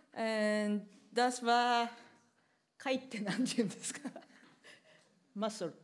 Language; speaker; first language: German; non-native, learner; Japanese